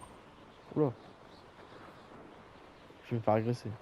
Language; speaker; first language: French; native; French